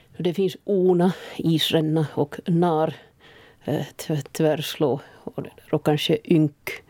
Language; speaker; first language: Swedish; native; Swedish